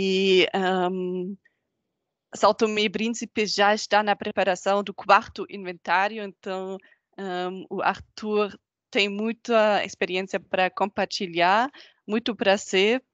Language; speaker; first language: Portuguese; non-native, fluent; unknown